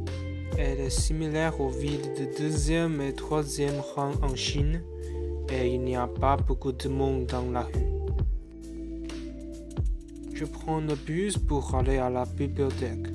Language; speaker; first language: French; non-native, learner; Chinese